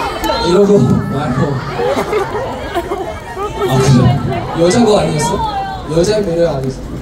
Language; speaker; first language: Korean; non-native, learner; Chinese